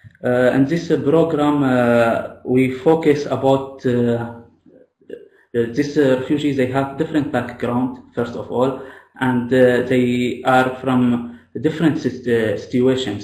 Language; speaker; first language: English; non-native, fluent; Arabic